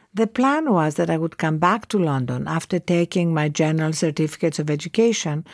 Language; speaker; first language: English; non-native, fluent; Greek